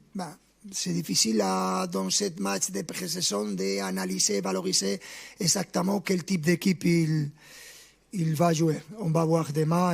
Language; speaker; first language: French; non-native, fluent; Spanish